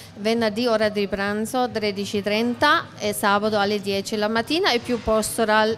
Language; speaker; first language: Italian; non-native, learner; German